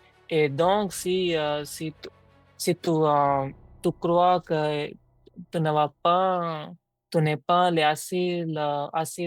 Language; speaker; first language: French; non-native, learner; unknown